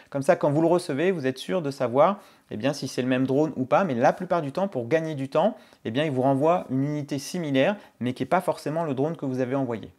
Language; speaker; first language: French; native; French